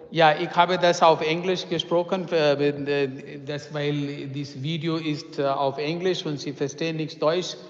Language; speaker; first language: German; non-native, fluent; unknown